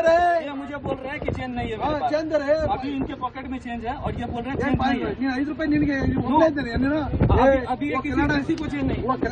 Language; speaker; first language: Hindi; native; Hindi